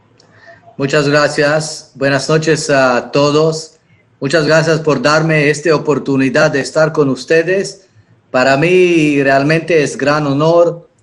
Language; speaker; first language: Spanish; non-native, fluent; Hebrew